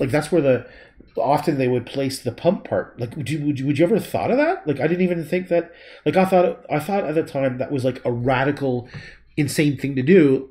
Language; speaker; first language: English; native; English